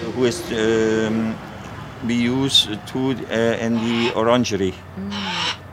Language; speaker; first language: English; non-native, fluent; Dutch